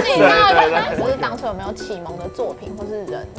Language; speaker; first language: Chinese; native; Chinese